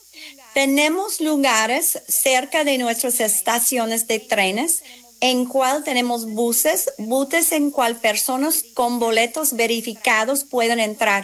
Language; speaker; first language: Spanish; non-native, fluent; English